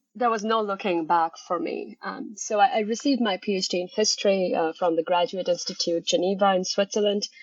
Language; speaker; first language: English; non-native, local second language; Bangla